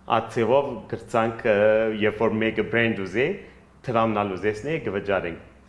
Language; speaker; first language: Armenian; early bilingual, heritage; Armenian